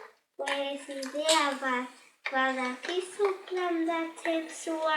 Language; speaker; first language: Basque; non-native, local second language; Spanish